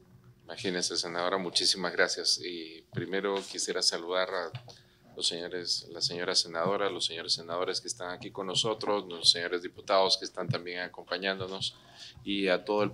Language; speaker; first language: Spanish; native; Spanish